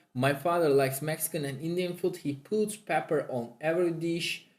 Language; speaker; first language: English; non-native, fluent; Turkish